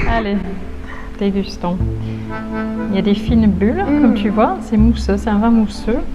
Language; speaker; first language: French; native; French